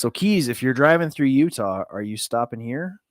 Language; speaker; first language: English; native; English